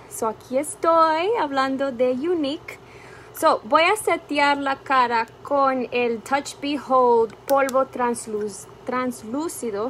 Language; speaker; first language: Spanish; early bilingual, heritage; Spanish